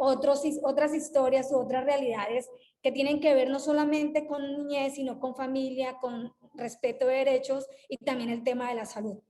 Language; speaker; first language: Spanish; native; Spanish